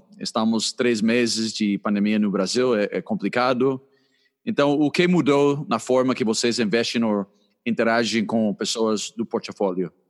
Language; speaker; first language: Portuguese; native; Portuguese